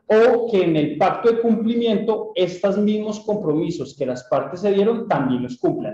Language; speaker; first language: Spanish; native; Spanish